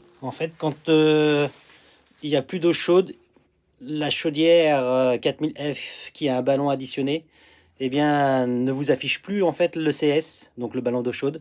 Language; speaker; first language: French; native; French